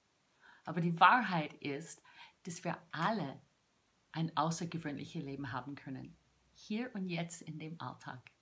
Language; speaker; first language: German; non-native, fluent; English